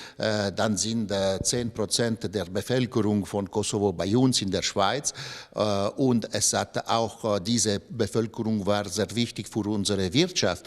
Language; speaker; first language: German; non-native, local second language; French